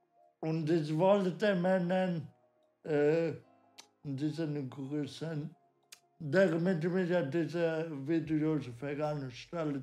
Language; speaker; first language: German; non-native, learner; Polish